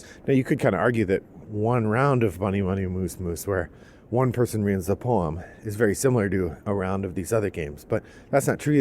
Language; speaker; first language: English; native; English